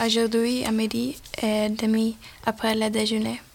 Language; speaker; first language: French; non-native, learner; Swedish